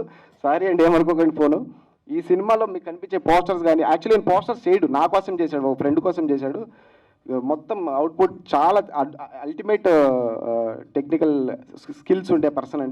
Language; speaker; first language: Telugu; native; Telugu